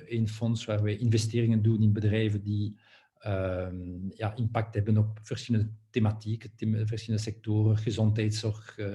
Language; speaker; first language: Dutch; non-native, local second language; French